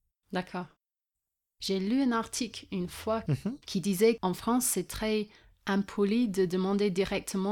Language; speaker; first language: French; non-native, fluent; English